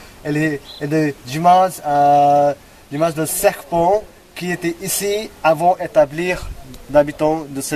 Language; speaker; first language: French; non-native, learner; Nepali